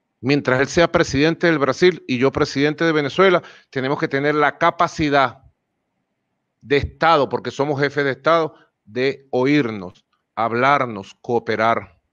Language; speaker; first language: Spanish; native; Spanish